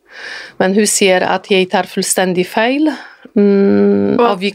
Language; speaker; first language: Norwegian; non-native, fluent; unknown